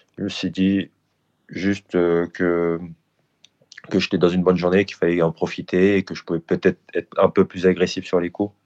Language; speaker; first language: French; early bilingual, other home language; Korean